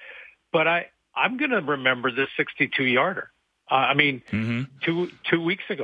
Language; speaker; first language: English; native; English